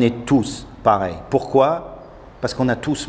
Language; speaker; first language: French; native; French